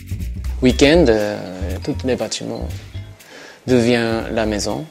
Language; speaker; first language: French; non-native, learner; Japanese